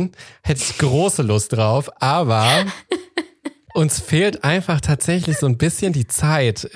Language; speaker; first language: German; native; German